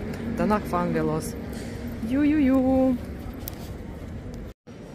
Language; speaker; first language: German; non-native, learner; Russian